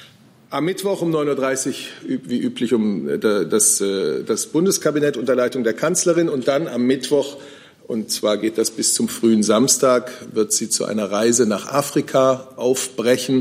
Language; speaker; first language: German; native; German